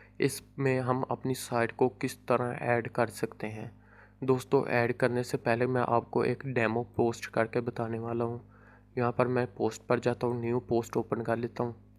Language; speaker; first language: Urdu; non-native, local second language; Punjabi